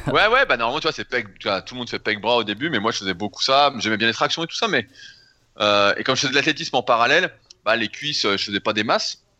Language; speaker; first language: French; native; French